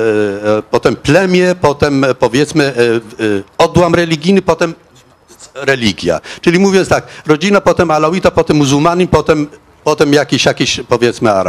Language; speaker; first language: Polish; non-native, fluent; Arabic